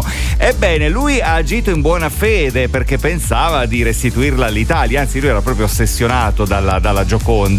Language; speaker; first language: Italian; native; Italian